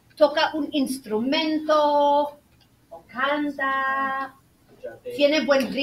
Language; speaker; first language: Spanish; non-native, fluent; English